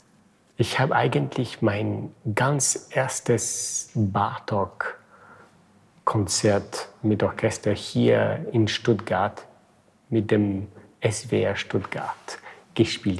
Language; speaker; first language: German; non-native, fluent; French